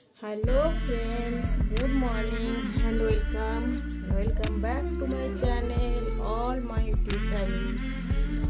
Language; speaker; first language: Hindi; non-native, local second language; Bangla